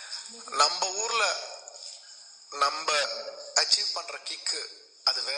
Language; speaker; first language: Tamil; non-native, local second language; Telugu